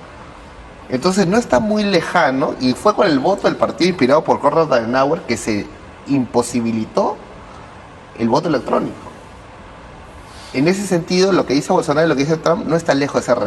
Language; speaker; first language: Spanish; native; Spanish